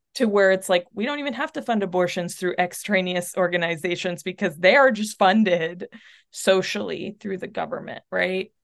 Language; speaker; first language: English; early bilingual, other home language; Spanish